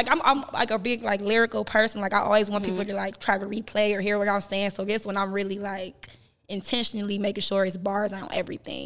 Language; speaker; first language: English; native; English